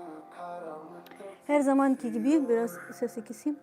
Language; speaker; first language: Turkish; non-native, fluent; Ukrainian